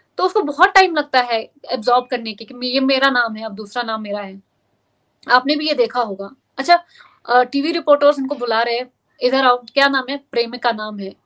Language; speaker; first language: Hindi; non-native, local second language; Kashmiri